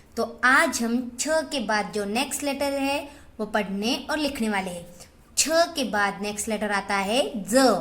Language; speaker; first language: Hindi; non-native, local second language; Marathi